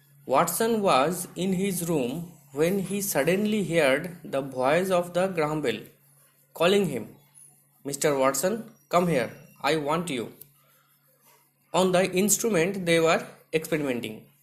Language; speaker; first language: English; non-native, local second language; Bangla